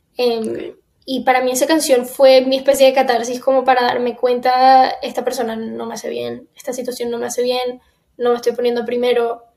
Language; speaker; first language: Spanish; native; Spanish